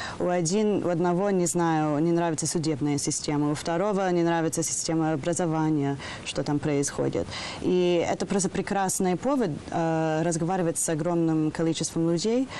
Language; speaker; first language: Russian; non-native, fluent; English